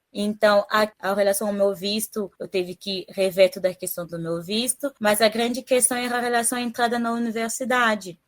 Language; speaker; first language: Portuguese; non-native, fluent; French